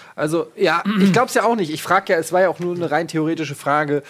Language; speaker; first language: German; native; German